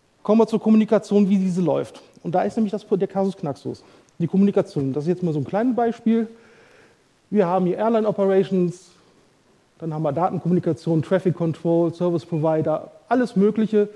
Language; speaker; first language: German; native; German